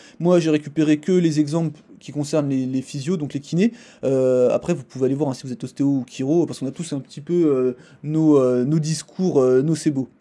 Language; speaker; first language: French; native; French